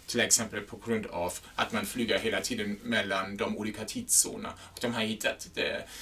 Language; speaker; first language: Swedish; non-native, fluent; German